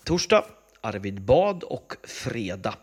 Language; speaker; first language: Swedish; native; Swedish